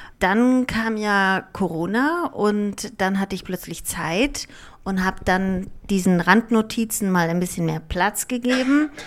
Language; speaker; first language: German; early bilingual, other home language; Greek